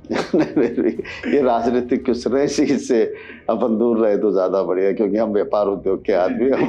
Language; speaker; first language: Hindi; native; Hindi